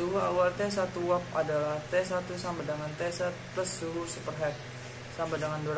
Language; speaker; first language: Indonesian; native; Indonesian